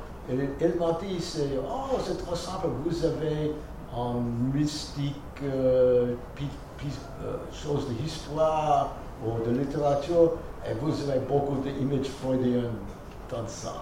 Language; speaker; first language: French; non-native, fluent; English